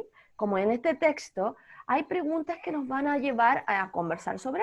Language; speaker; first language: Spanish; native; Spanish